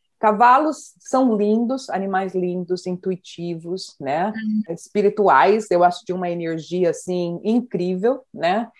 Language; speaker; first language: Portuguese; native; Portuguese